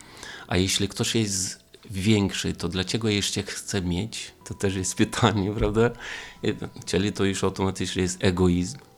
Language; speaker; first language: Polish; non-native, fluent; Romanian